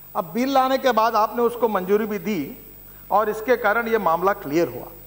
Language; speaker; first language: Hindi; non-native, local second language; Marathi